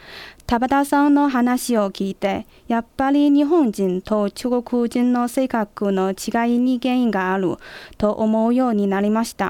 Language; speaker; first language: Japanese; non-native, fluent; Chinese